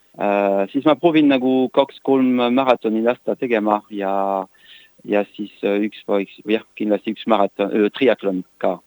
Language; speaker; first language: Estonian; non-native, learner; French